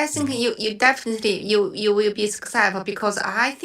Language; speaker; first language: English; non-native, learner; Chinese